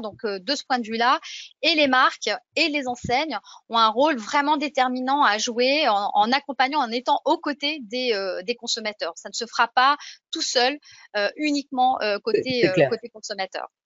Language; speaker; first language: French; native; French